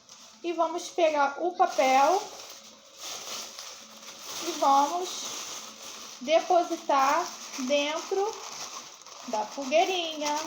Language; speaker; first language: Portuguese; native; Portuguese